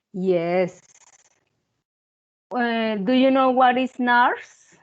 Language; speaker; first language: English; non-native, learner; Spanish